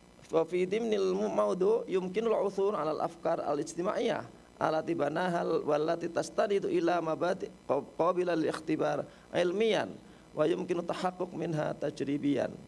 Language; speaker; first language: Arabic; non-native, fluent; Indonesian